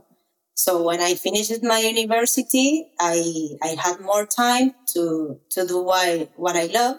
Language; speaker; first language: English; non-native, learner; Spanish